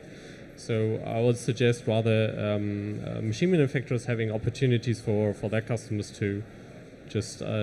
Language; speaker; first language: English; non-native, fluent; German